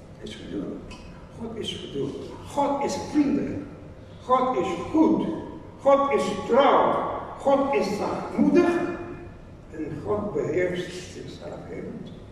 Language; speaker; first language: Dutch; non-native, fluent; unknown